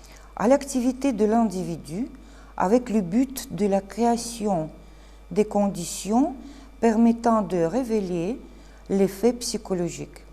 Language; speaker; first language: French; non-native, fluent; Russian